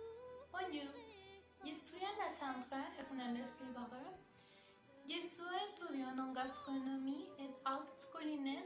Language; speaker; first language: French; non-native, learner; Spanish